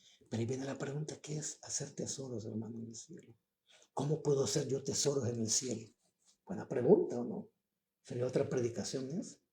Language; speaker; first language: Spanish; native; Spanish